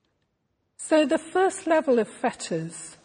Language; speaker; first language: English; native; English